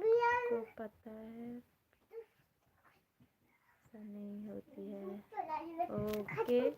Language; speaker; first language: Hindi; non-native, local second language; Bangla